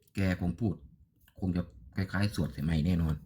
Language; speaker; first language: Thai; native; Thai